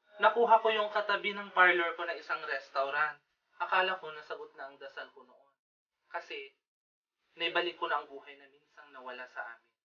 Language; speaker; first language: Filipino; non-native, local second language; Iloko